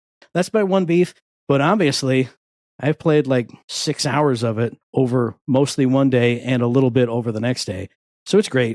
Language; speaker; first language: English; native; English